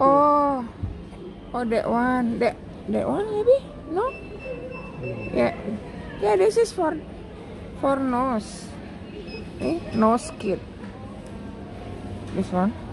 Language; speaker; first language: English; non-native, learner; Indonesian